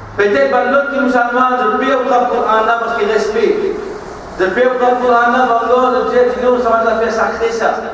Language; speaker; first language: French; non-native, local second language; Morisyen